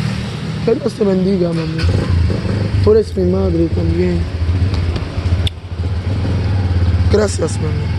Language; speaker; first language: Spanish; non-native, learner; Haitian Creole